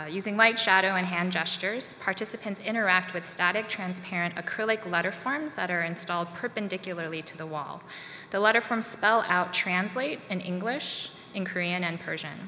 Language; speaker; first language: English; native; English